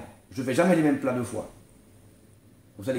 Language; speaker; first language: French; native; French